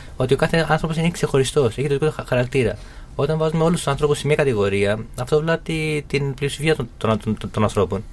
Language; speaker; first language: Greek; early bilingual, other home language; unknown